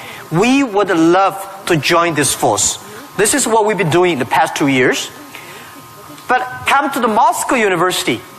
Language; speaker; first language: English; non-native, fluent; Chinese